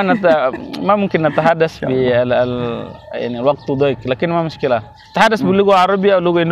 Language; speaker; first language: Arabic; non-native, learner; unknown